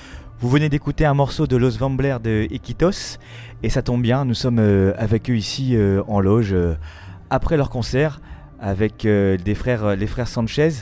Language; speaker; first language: French; native; French